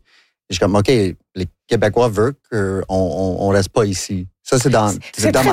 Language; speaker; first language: French; non-native, local second language; English